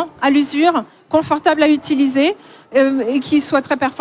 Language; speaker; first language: French; native; French